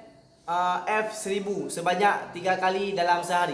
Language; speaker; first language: Indonesian; native; Indonesian